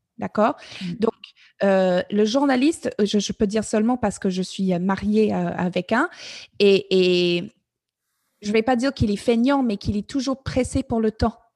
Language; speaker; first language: French; non-native, fluent; English